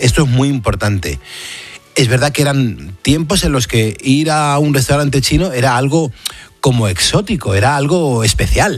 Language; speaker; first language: Spanish; native; Spanish